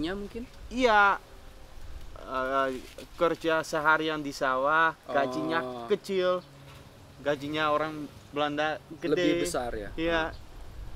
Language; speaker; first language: Indonesian; non-native, fluent; Dutch